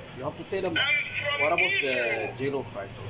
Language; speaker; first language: English; non-native, local second language; Amharic